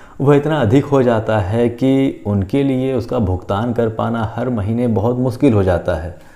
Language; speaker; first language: Hindi; native; Hindi